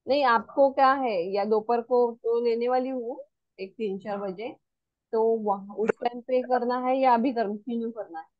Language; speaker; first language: Hindi; non-native, local second language; Marathi